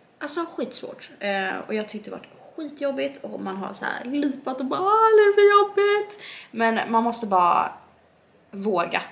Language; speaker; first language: Swedish; native; Swedish